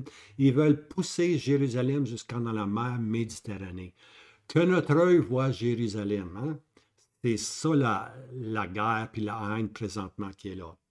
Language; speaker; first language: French; native; French